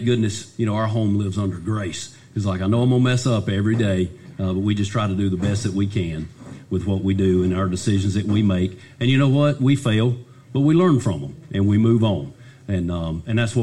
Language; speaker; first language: English; native; English